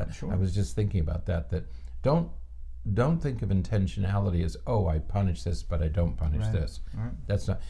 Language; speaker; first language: English; native; English